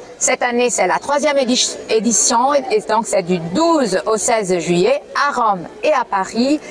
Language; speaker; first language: French; non-native, fluent; Italian